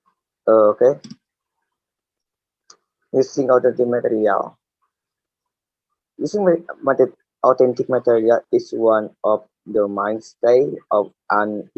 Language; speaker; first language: English; non-native, learner; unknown